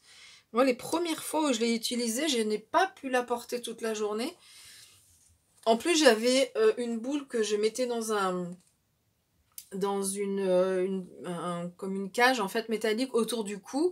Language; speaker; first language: French; native; French